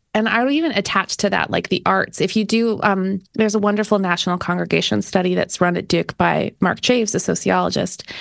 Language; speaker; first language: English; native; English